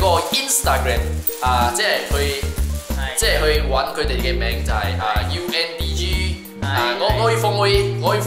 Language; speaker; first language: Cantonese; non-native, local second language; Chinese